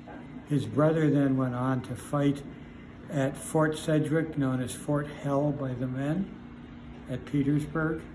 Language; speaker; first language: English; native; English